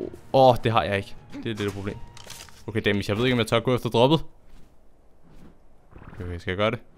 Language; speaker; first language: Danish; native; Danish